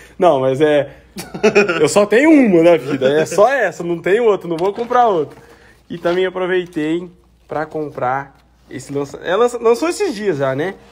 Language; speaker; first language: Portuguese; native; Portuguese